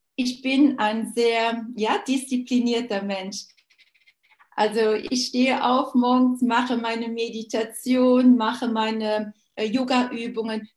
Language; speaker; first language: German; non-native, local second language; Luxembourgish